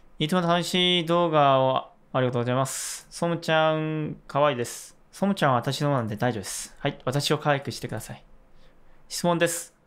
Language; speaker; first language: Japanese; non-native, fluent; Korean